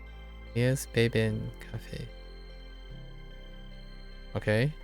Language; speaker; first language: Spanish; non-native, learner; English